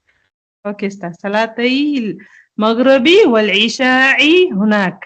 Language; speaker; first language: Arabic; non-native, learner; Tamil